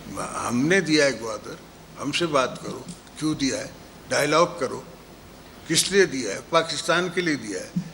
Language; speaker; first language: Urdu; non-native, local second language; Sindhi